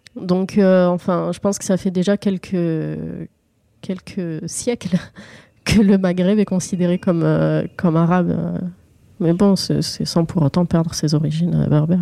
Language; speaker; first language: French; early bilingual, other home language; Arabic